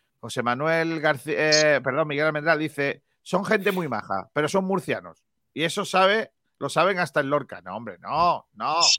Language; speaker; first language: Spanish; native; Spanish